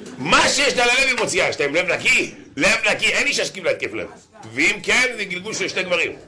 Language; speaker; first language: Hebrew; native; Hebrew